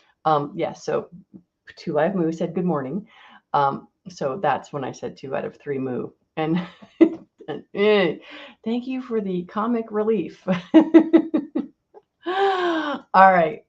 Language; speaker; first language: English; native; English